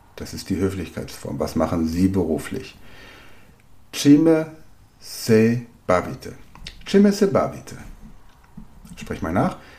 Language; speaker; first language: German; native; German